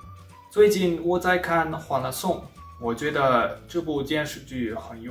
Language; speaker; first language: Chinese; non-native, learner; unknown